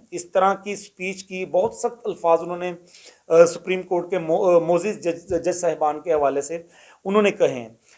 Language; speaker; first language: Urdu; non-native, local second language; Punjabi